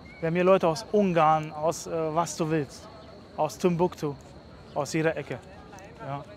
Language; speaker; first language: German; early bilingual, other home language; Russian